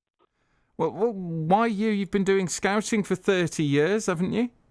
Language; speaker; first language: English; native; English